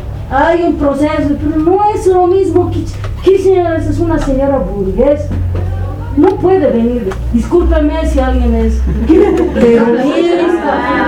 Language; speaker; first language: Spanish; native; Spanish